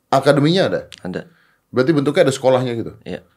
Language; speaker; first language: Indonesian; native; Indonesian